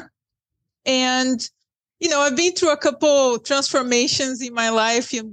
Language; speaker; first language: English; non-native, fluent; Portuguese